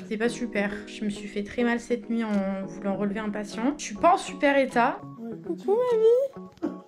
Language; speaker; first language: French; native; French